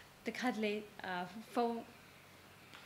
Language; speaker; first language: Burmese; non-native, learner; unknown